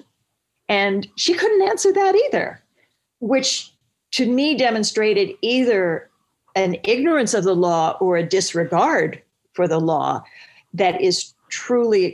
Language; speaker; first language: English; native; English